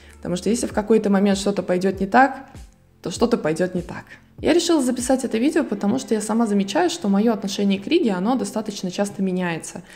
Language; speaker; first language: Russian; native; Russian